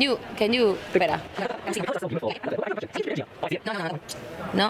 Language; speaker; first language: English; non-native, fluent; Spanish